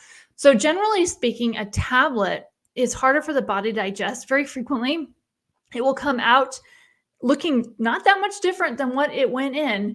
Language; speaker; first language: English; native; English